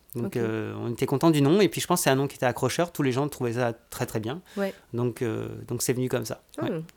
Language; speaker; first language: French; native; French